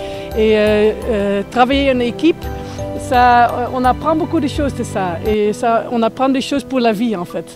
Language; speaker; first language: French; non-native, fluent; Dutch